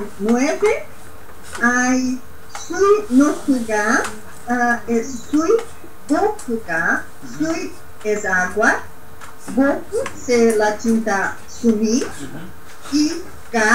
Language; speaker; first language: Spanish; non-native, learner; Portuguese